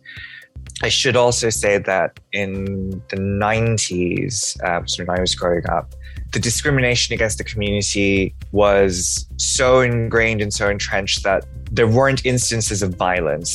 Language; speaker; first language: English; non-native, local second language; Bangla